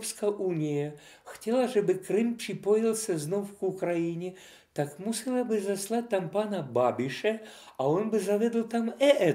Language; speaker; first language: Czech; non-native, fluent; Russian